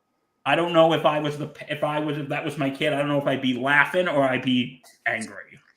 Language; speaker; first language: English; native; English